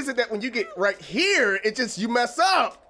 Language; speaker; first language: English; native; English